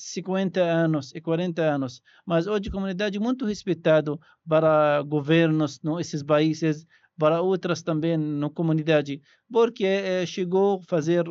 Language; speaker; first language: Portuguese; non-native, learner; Arabic